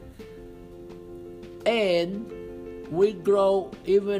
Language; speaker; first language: English; non-native, learner; Italian